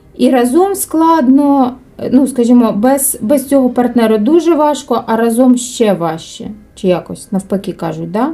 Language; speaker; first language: Ukrainian; non-native, local second language; Russian